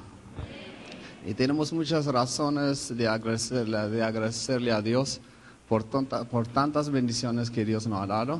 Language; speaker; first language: Spanish; non-native, fluent; Hebrew